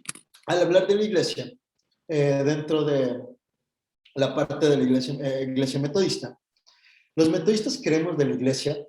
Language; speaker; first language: Spanish; native; Spanish